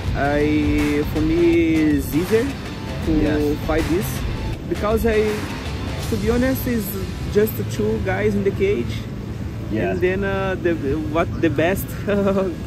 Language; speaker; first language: English; non-native, fluent; Portuguese